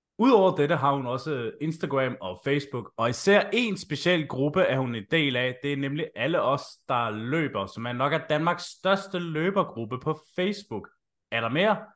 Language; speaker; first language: Danish; native; Danish